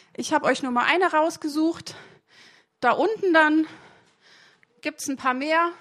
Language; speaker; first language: German; native; German